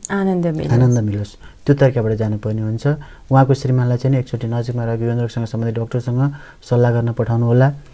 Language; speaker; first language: Nepali; native; Nepali